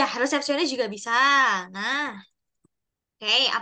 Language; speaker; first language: Indonesian; native; Indonesian